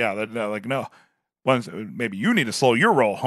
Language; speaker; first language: English; native; English